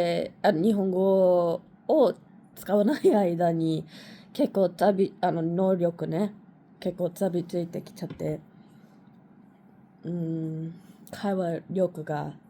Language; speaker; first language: Japanese; non-native, learner; English